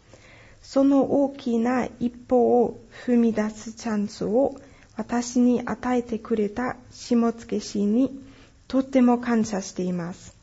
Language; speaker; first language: Japanese; non-native, fluent; German